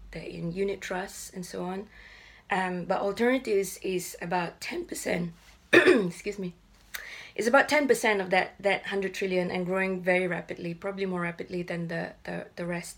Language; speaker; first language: English; non-native, local second language; Malay